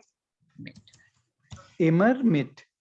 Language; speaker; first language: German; non-native, learner; Hindi